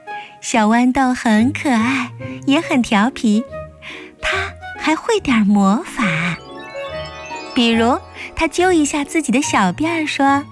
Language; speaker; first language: Chinese; native; Chinese